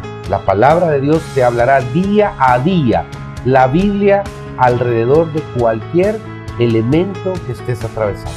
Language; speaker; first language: Spanish; native; Spanish